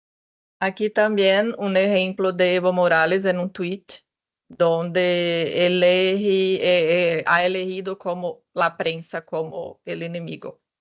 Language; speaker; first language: Spanish; non-native, fluent; Portuguese